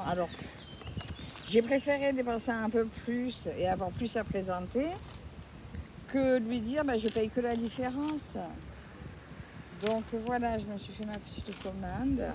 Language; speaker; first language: French; native; French